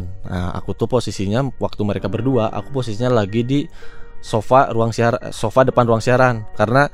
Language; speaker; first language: Indonesian; native; Indonesian